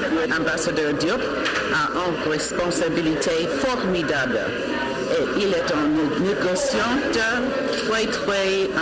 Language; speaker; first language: French; non-native, fluent; English